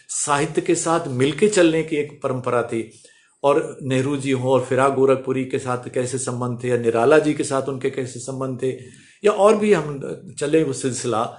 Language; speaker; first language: Hindi; native; Hindi